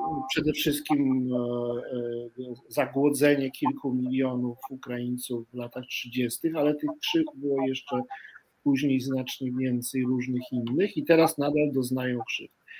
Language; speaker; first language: Polish; native; Polish